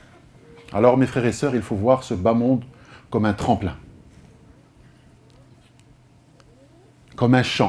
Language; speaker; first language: French; native; French